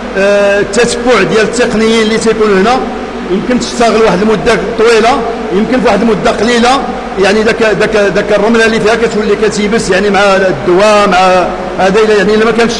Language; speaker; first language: Arabic; native; Arabic